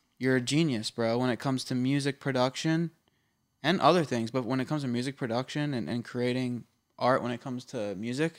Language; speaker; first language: English; native; English